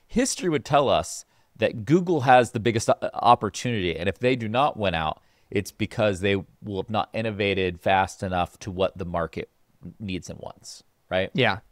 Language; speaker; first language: English; native; English